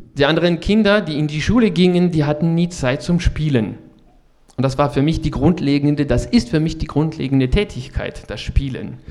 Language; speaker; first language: German; non-native, fluent; French